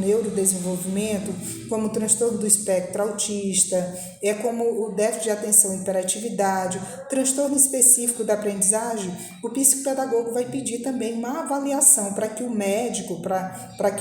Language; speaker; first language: Portuguese; native; Portuguese